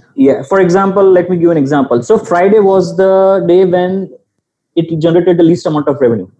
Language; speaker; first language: English; non-native, local second language; Gujarati